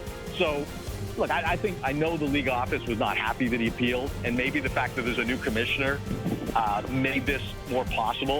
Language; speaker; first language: English; native; English